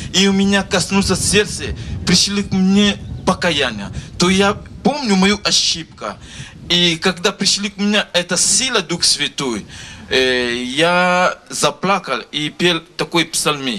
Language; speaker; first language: Russian; non-native, learner; Lingala